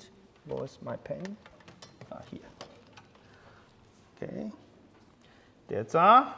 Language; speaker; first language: German; non-native, learner; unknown